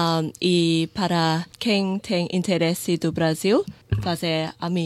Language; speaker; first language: Portuguese; non-native, fluent; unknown